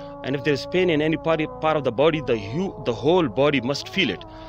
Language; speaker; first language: English; non-native, local second language; Pashto